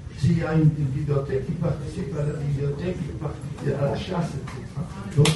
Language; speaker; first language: French; native; French